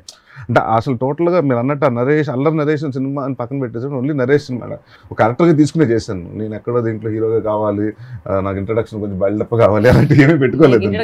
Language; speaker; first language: Telugu; native; Telugu